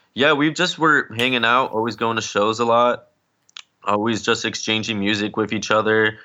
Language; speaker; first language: English; early bilingual, other home language; Spanish